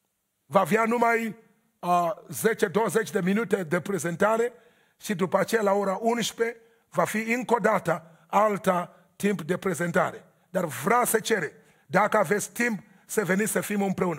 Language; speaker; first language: Romanian; non-native, learner; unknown